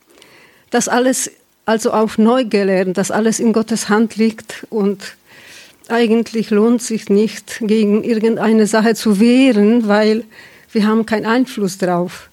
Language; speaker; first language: German; non-native, fluent; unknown